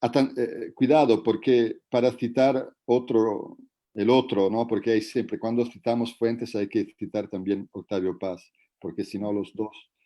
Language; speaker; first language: Spanish; non-native, fluent; Italian